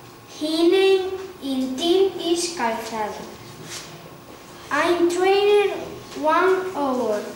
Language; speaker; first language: English; non-native, learner; Spanish